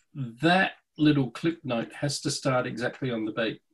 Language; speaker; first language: English; native; English